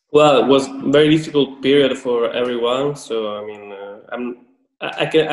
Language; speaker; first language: English; non-native, fluent; Italian